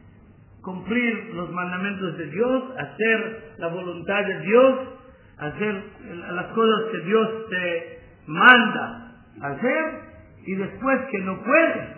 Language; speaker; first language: Spanish; non-native, fluent; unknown